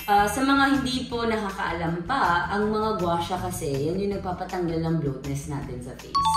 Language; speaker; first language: Filipino; native; Filipino